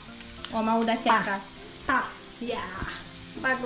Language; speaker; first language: Indonesian; non-native, learner; Serbian